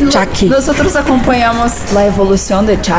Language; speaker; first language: Spanish; non-native, learner; Portuguese